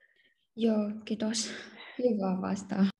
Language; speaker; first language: Finnish; non-native, learner; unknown